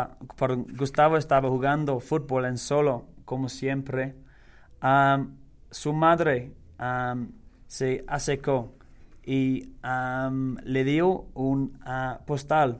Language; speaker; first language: Spanish; non-native, learner; English